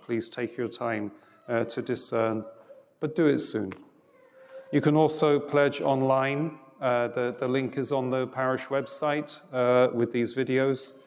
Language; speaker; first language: English; native; English